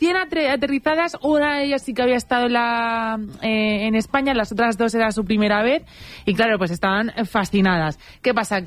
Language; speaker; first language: Spanish; native; Spanish